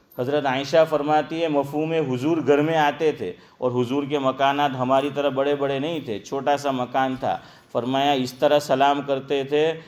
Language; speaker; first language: Hindi; non-native, local second language; Gujarati